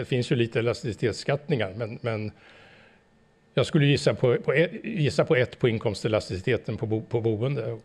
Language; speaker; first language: Swedish; native; Swedish